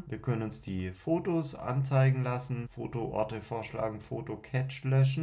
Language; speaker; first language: German; native; German